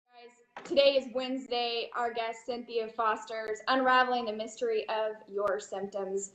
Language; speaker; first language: English; native; English